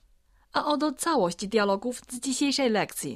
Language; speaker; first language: Polish; non-native, fluent; Chinese